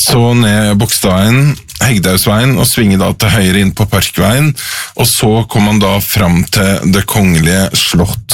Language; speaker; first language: Norwegian; native; Norwegian